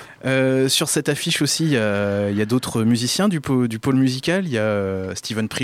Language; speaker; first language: French; native; French